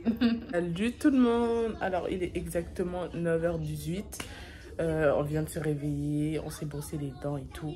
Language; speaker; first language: French; native; French